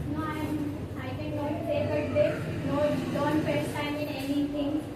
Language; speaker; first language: English; non-native, learner; Hindi